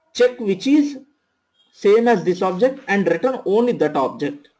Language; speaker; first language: English; non-native, local second language; Telugu